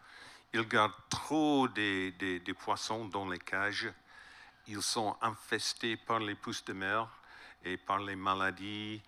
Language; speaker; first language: French; non-native, learner; English